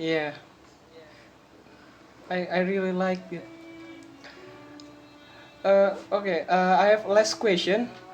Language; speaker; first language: English; non-native, learner; Indonesian